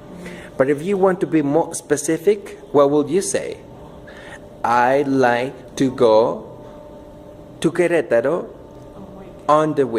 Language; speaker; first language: English; non-native, fluent; Spanish